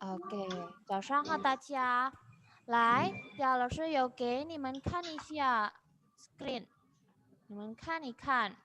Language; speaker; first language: Chinese; non-native, fluent; Indonesian